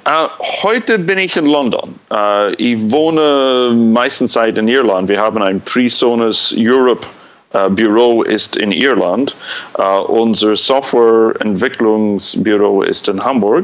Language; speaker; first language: German; non-native, fluent; English